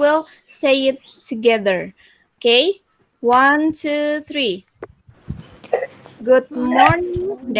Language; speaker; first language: English; non-native, fluent; Indonesian